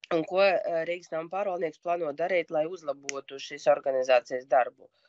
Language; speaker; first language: Latvian; non-native, local second language; Russian